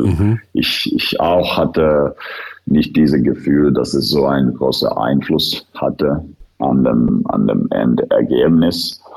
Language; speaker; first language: German; non-native, fluent; Finnish